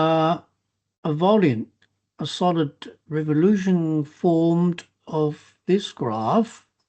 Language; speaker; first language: English; non-native, fluent; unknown